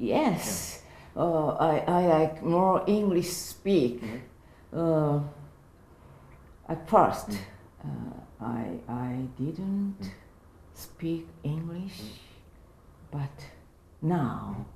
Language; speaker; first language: English; non-native, learner; Japanese